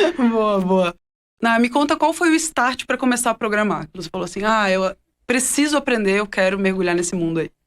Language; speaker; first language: Portuguese; native; Portuguese